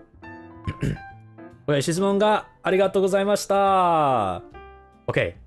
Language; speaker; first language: Japanese; non-native, learner; English